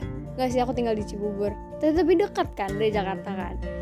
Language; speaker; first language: Indonesian; early bilingual, heritage; Indonesian